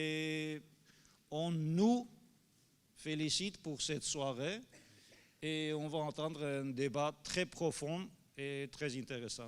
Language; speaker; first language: French; non-native, fluent; Armenian